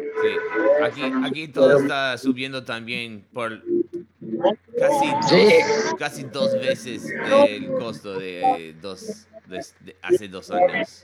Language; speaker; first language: Spanish; non-native, learner; English